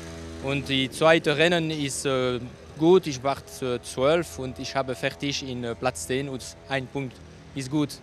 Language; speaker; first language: German; non-native, learner; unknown